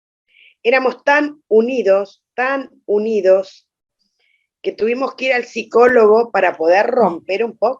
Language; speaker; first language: Spanish; native; Spanish